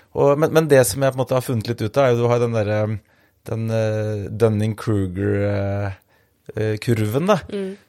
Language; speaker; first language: Norwegian; native; Norwegian